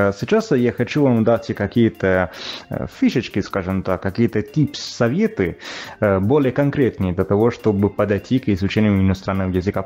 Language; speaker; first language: Russian; non-native, fluent; Italian